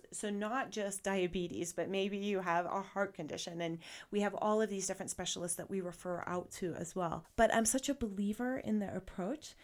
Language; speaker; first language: English; native; English